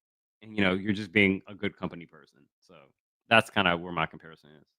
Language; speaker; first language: English; native; English